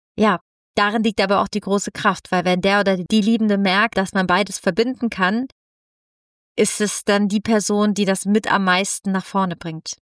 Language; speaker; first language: German; non-native, fluent; Italian